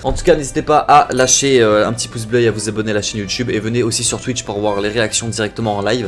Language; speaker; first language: French; native; French